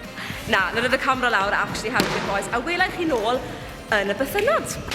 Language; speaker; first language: Welsh; native; Welsh